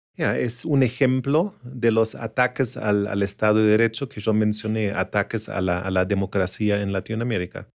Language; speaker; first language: Spanish; non-native, fluent; German